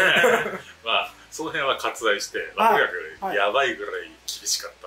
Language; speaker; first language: Japanese; native; Japanese